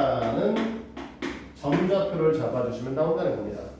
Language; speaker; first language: Korean; native; Korean